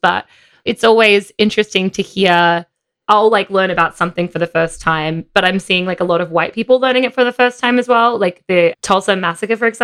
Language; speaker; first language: English; native; English